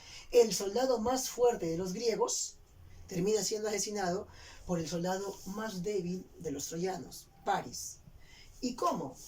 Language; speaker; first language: Spanish; native; Spanish